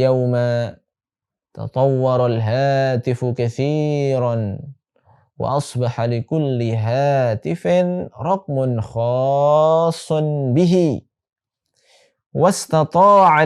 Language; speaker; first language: Arabic; non-native, fluent; Indonesian